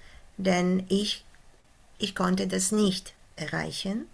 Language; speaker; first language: German; non-native, fluent; Polish